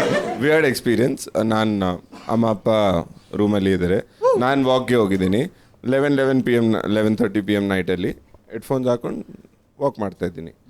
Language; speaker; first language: Kannada; non-native, learner; Punjabi